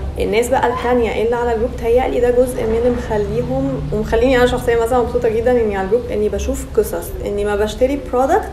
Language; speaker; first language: Arabic; native; Arabic